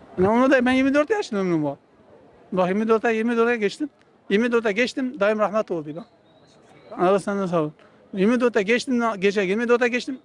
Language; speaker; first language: Turkish; non-native, local second language; Kurdish